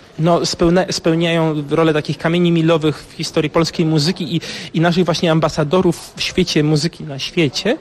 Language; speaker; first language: Polish; native; Polish